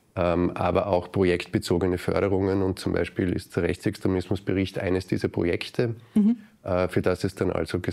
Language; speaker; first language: German; native; German